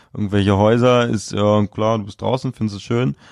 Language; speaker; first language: German; native; German